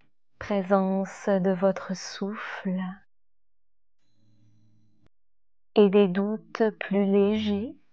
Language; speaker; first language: French; native; French